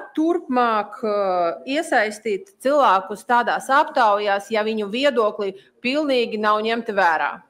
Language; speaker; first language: Latvian; non-native, local second language; Russian